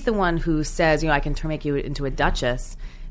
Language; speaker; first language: English; native; English